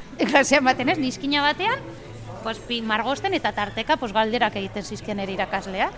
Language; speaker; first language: Basque; non-native, local second language; Spanish